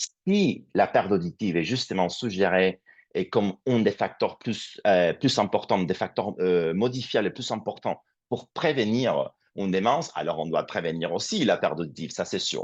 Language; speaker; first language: French; non-native, fluent; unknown